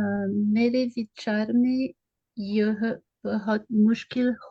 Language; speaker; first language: Hindi; non-native, learner; English